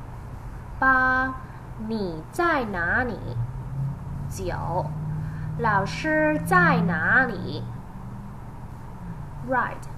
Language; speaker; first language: Chinese; non-native, fluent; English